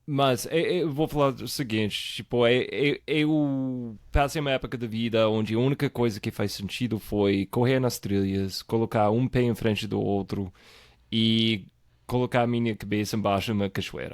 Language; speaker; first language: Portuguese; non-native, fluent; English